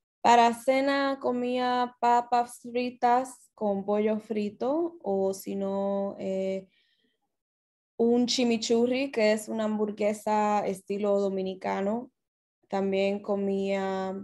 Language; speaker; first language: Spanish; early bilingual, heritage; Spanish